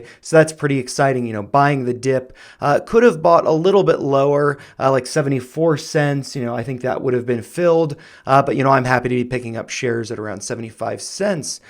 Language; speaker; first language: English; native; English